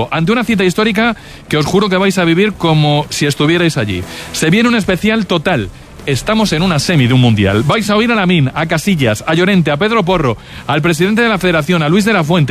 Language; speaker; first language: Spanish; native; Spanish